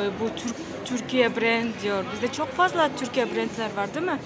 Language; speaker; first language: Turkish; non-native, fluent; Kyrgyz